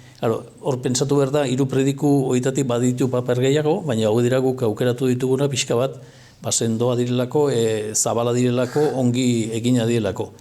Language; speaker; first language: Basque; native; Basque